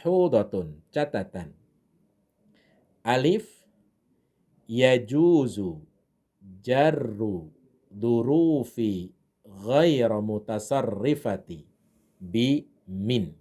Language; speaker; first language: Arabic; non-native, fluent; Indonesian